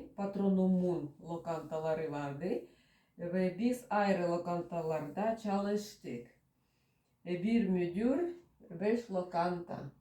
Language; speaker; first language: Turkish; non-native, learner; Russian